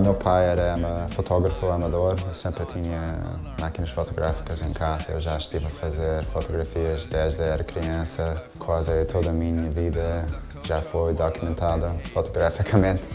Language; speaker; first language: Portuguese; non-native, fluent; English